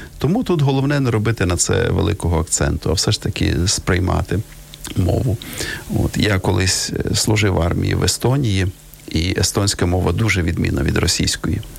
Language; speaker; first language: Ukrainian; native; Ukrainian